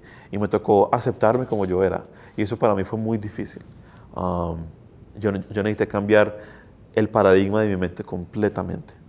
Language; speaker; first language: Spanish; early bilingual, other home language; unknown